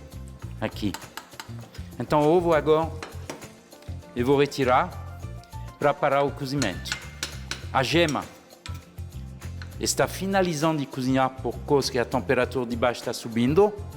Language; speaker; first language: Portuguese; non-native, fluent; French